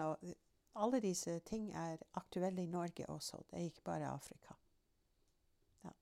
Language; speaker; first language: Norwegian; non-native, fluent; English